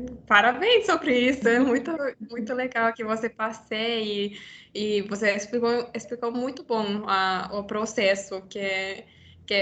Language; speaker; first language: Portuguese; non-native, learner; Finnish